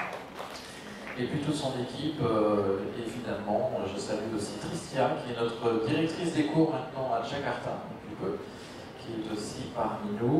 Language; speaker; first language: French; native; French